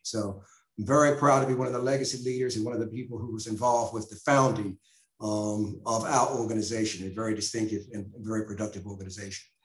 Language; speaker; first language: English; native; English